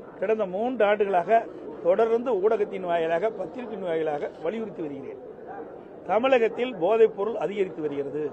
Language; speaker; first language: Tamil; native; Tamil